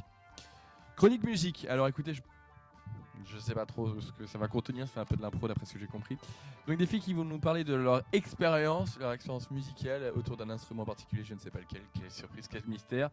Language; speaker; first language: French; native; French